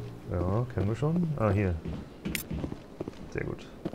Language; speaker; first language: German; native; German